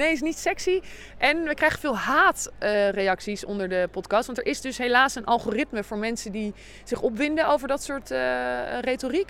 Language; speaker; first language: Dutch; native; Dutch